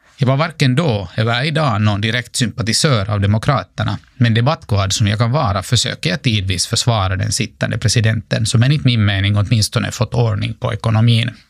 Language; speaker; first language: Swedish; native; Swedish